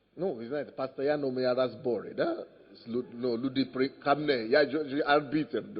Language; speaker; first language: Russian; non-native, fluent; Yoruba